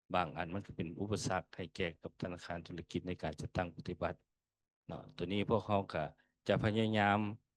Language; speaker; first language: Lao; native; Lao